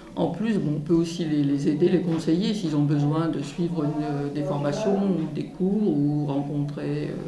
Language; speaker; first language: French; native; French